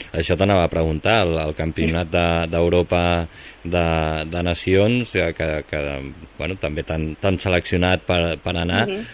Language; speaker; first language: Catalan; native; Catalan